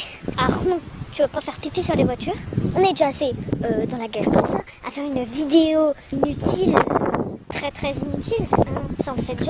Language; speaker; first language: French; native; French